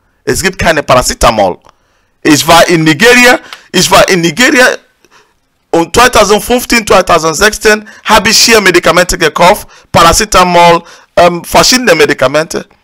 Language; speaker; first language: German; non-native, learner; Igbo